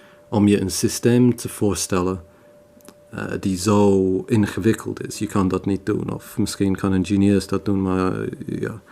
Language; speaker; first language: Dutch; non-native, fluent; English